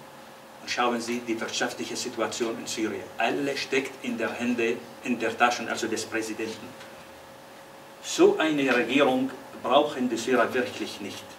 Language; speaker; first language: German; non-native, fluent; Arabic